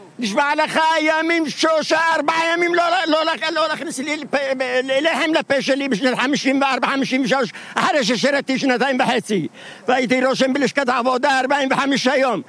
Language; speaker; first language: Hebrew; non-native, fluent; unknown